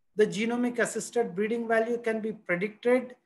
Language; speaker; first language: English; non-native, local second language; Telugu